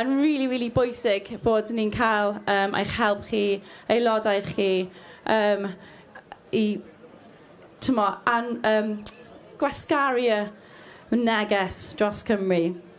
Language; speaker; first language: Welsh; non-native, learner; English